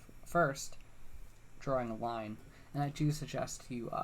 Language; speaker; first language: English; native; English